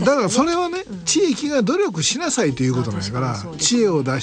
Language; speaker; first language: Japanese; native; Japanese